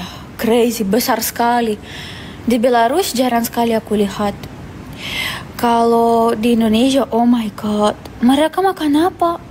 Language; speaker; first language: Indonesian; non-native, fluent; Russian